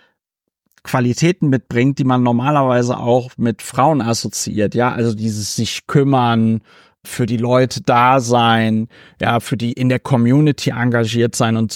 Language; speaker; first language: German; native; German